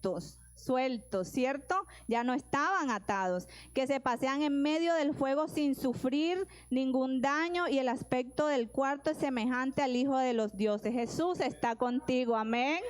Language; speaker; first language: Spanish; native; Spanish